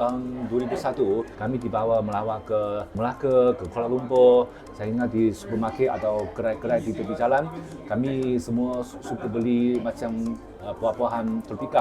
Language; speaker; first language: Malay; non-native, fluent; Chinese